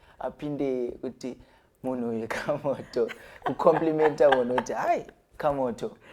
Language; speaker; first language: Shona; non-native, local second language; North Ndebele